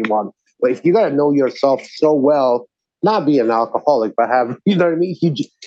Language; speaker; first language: English; non-native, fluent; Azerbaijani